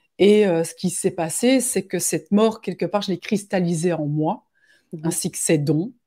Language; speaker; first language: French; native; French